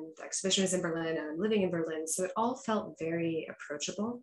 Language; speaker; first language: English; native; English